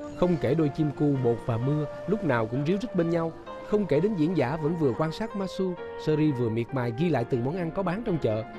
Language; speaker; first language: Vietnamese; native; Vietnamese